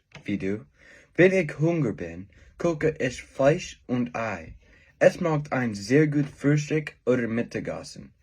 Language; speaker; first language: German; non-native, learner; English